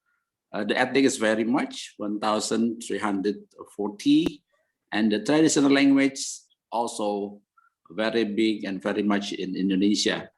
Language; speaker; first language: English; non-native, learner; Indonesian